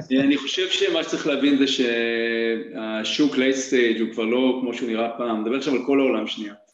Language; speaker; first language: Hebrew; native; Hebrew